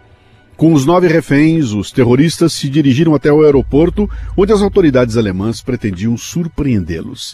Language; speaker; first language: Portuguese; native; Portuguese